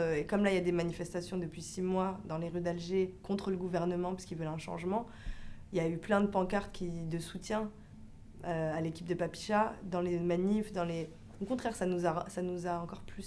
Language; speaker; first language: French; early bilingual, other home language; Arabic